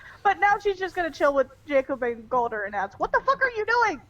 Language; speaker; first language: English; native; English